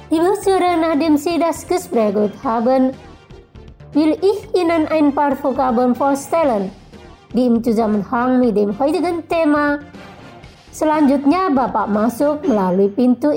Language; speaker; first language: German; non-native, fluent; Indonesian